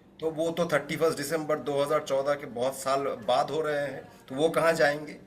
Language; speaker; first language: Hindi; non-native, local second language; Bangla